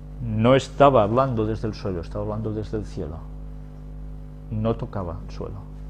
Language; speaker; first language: Spanish; native; Spanish